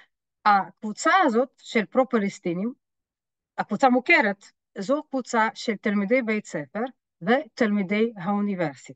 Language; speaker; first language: Hebrew; non-native, fluent; French